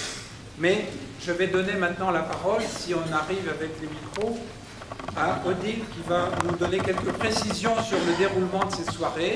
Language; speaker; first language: French; native; French